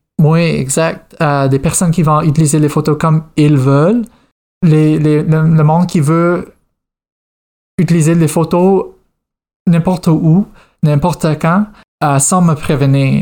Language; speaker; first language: French; non-native, fluent; English